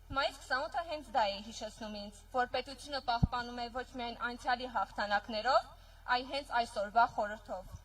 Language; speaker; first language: Armenian; native; Armenian